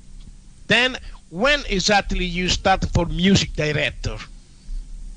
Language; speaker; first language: English; non-native, learner; Italian